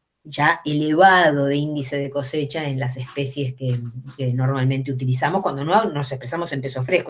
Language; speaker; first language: Spanish; native; Spanish